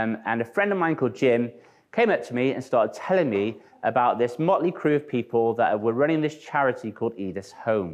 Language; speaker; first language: English; native; English